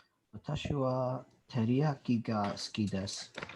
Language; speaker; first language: Japanese; non-native, learner; English